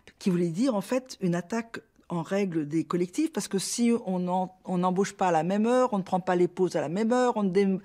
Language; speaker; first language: French; native; French